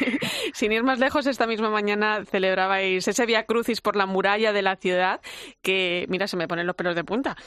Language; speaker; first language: Spanish; native; Spanish